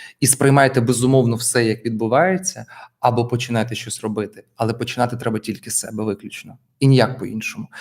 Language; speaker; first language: Ukrainian; non-native, local second language; Russian